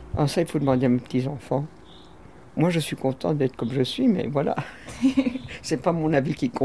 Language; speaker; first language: French; native; French